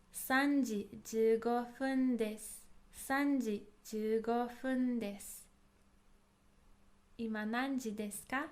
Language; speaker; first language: Japanese; non-native, fluent; English